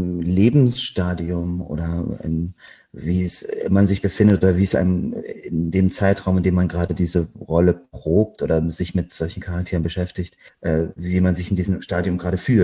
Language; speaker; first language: German; native; German